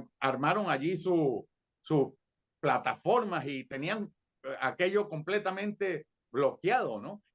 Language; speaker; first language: Spanish; native; Spanish